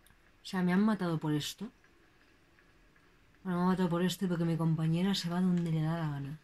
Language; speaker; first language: Spanish; native; Spanish